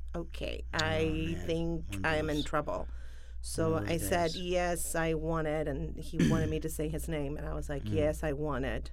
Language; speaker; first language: English; non-native, fluent; Spanish